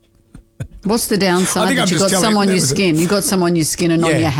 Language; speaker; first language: English; native; English